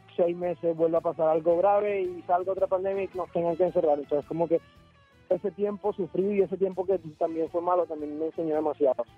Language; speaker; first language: Spanish; native; Spanish